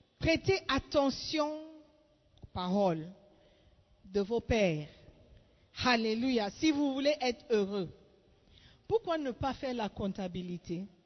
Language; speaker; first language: French; non-native, fluent; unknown